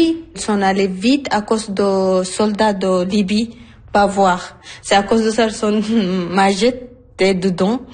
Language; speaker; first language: French; non-native, learner; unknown